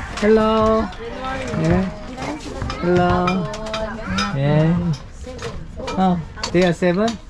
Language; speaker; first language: English; non-native, learner; Korean